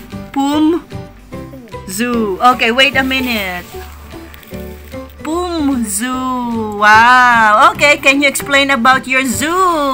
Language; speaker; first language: English; non-native, fluent; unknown